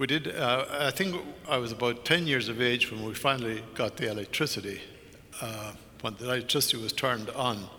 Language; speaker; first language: English; native; English